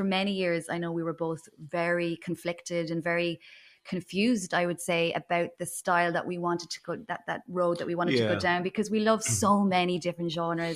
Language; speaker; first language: English; native; English